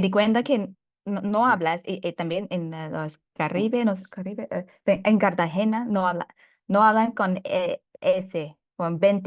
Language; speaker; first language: Spanish; non-native, fluent; Thai